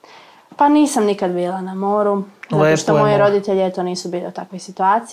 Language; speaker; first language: Serbian; native; Serbian